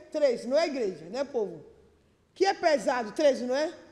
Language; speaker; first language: Portuguese; non-native, learner; Yoruba